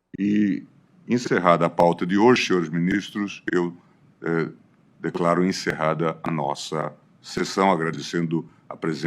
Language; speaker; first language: Portuguese; native; Portuguese